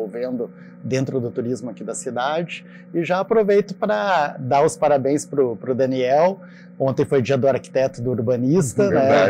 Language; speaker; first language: Portuguese; native; Portuguese